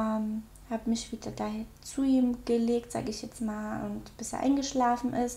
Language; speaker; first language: German; native; German